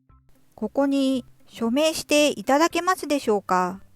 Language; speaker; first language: Japanese; non-native, fluent; Korean